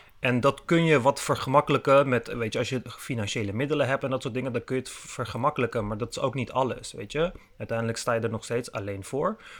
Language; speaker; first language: Dutch; early bilingual, other home language; Turkish